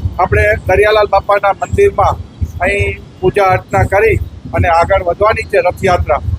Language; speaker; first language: Gujarati; native; Gujarati